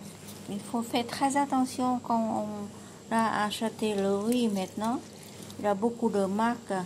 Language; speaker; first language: French; non-native, learner; Vietnamese